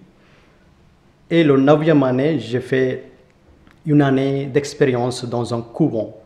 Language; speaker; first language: French; non-native, fluent; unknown